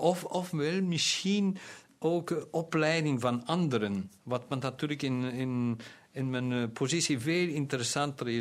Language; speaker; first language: Dutch; non-native, local second language; German